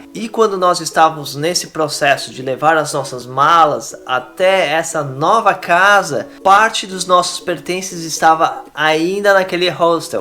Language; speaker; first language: Portuguese; native; Portuguese